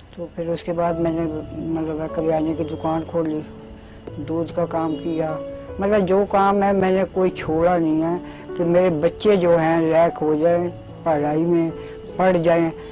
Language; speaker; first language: Hindi; early bilingual, other home language; Punjabi